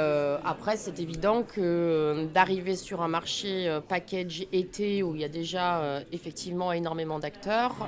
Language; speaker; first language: French; native; French